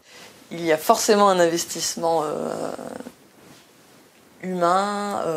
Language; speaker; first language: French; native; French